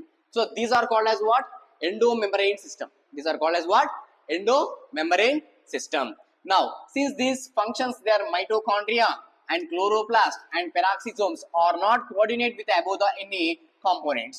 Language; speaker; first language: English; non-native, local second language; Telugu